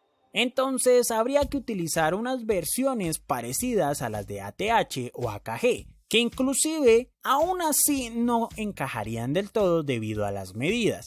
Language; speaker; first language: Spanish; native; Spanish